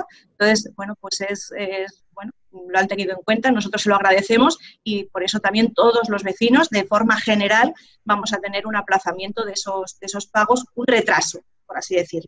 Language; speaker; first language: Spanish; native; Spanish